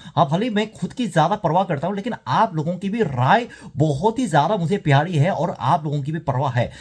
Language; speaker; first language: Hindi; non-native, fluent; Korean